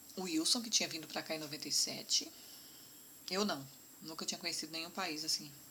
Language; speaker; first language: Portuguese; native; Portuguese